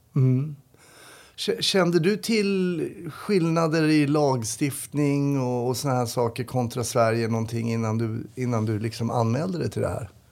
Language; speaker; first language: Swedish; native; Swedish